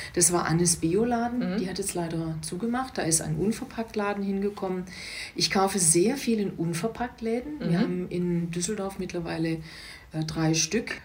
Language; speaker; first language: German; native; German